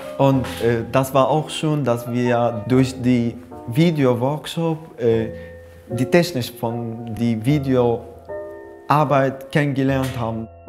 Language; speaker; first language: German; non-native, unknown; Arabic